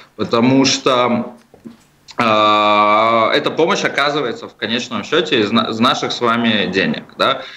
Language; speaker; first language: Russian; native; Russian